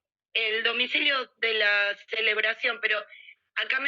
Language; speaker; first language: Spanish; native; Spanish